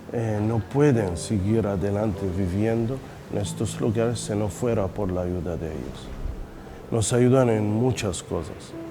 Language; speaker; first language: Spanish; non-native, fluent; Arabic